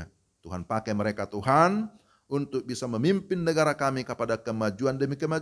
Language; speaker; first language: Indonesian; native; Indonesian